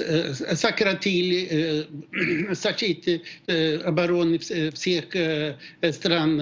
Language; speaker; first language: Russian; non-native, fluent; Swedish